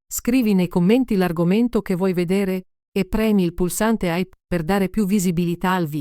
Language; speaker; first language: Italian; native; Italian